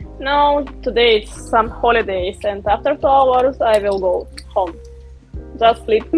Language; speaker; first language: English; non-native, learner; Russian